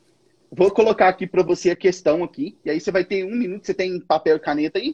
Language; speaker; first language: Portuguese; native; Portuguese